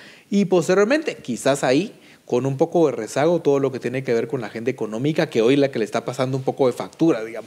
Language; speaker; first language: Spanish; native; Spanish